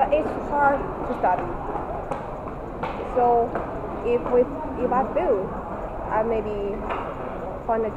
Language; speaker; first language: English; non-native, learner; Chinese